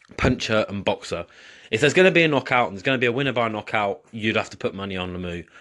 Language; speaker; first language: English; native; English